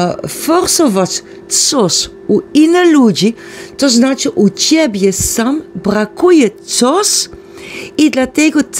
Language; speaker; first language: Polish; non-native, learner; Dutch